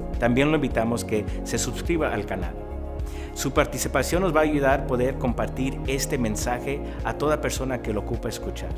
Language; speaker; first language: Spanish; native; Spanish